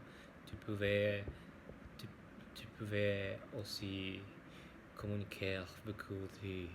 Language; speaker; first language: French; non-native, learner; Spanish